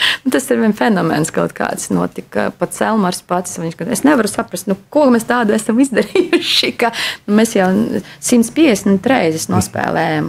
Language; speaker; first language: Latvian; non-native, local second language; Russian